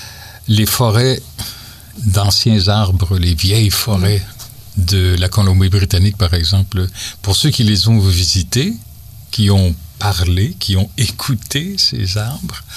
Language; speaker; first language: French; native; French